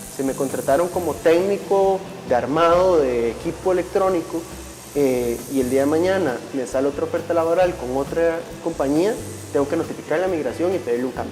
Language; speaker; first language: Spanish; native; Spanish